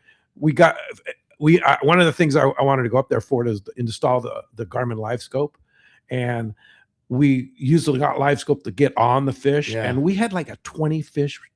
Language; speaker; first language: English; native; English